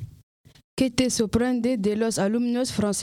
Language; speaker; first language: Spanish; non-native, learner; French